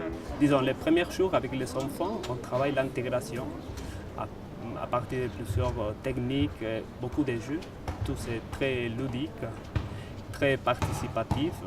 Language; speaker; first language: French; non-native, fluent; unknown